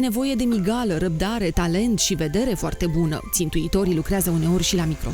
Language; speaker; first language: Romanian; native; Romanian